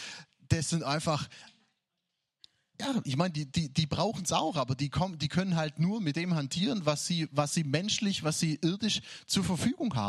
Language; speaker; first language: German; native; German